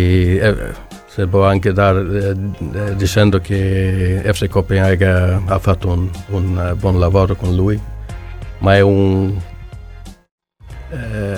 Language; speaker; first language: Italian; non-native, learner; Swedish